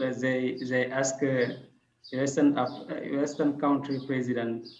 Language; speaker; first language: English; non-native, learner; French